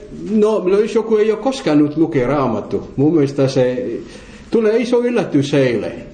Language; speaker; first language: Finnish; non-native, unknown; Morisyen